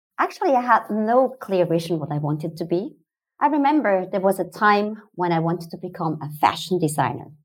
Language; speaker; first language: English; non-native, fluent; German